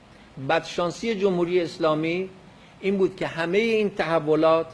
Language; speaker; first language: Persian; non-native, local second language; Kurdish